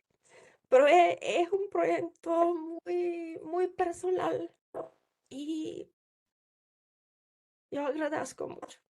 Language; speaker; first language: Spanish; non-native, learner; Czech